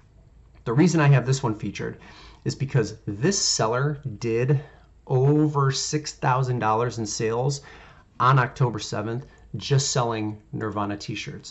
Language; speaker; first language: English; native; English